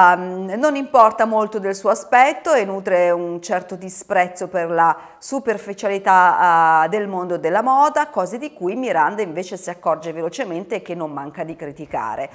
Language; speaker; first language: Italian; native; Italian